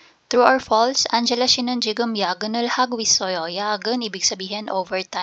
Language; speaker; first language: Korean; non-native, fluent; Filipino